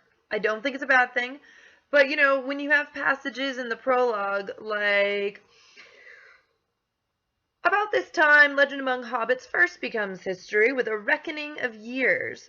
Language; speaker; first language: English; native; English